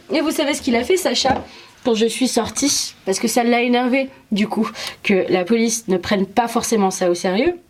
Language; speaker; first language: French; early bilingual, other home language; Arabic